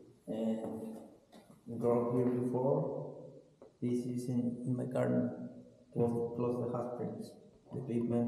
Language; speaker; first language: English; non-native, learner; Spanish